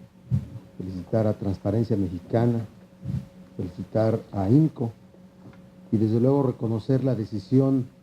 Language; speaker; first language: Spanish; native; Spanish